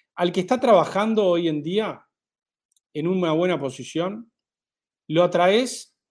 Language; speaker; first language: Spanish; native; Spanish